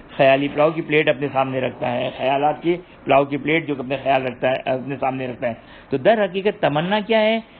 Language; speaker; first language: Urdu; native; Urdu